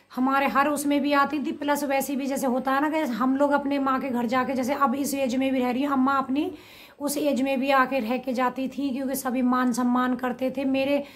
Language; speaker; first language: Hindi; native; Hindi